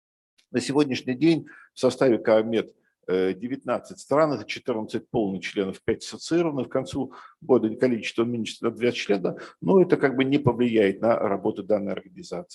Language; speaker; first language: Russian; native; Russian